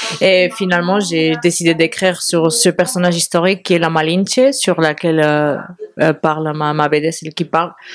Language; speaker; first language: French; non-native, fluent; Spanish